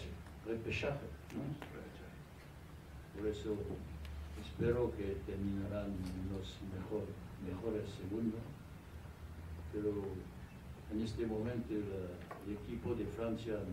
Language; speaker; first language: Spanish; non-native, fluent; French